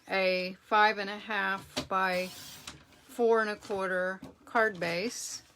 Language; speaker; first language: English; native; English